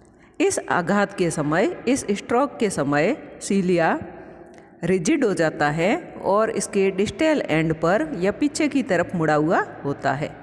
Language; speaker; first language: Hindi; native; Hindi